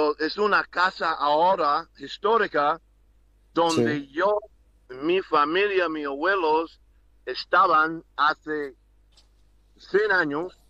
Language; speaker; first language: Spanish; non-native, learner; English